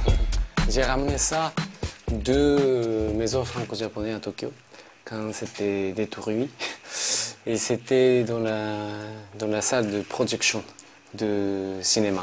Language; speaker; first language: French; non-native, learner; Japanese